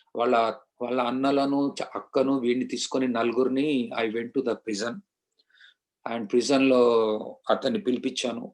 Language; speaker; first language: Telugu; non-native, local second language; Hindi